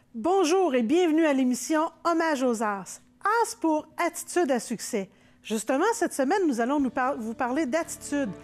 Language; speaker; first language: French; native; French